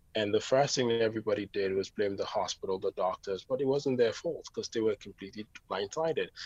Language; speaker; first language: English; native; English